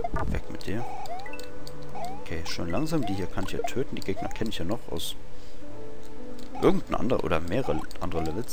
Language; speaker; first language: German; native; German